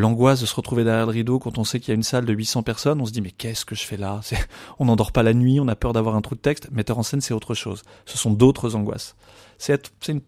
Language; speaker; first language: French; native; French